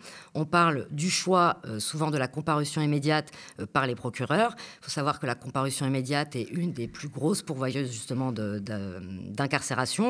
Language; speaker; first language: French; native; French